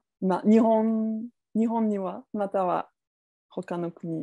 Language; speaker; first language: Japanese; non-native, fluent; French